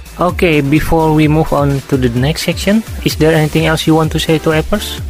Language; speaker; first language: English; non-native, fluent; Javanese